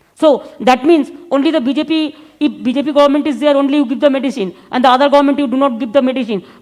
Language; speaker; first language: English; non-native, local second language; Bangla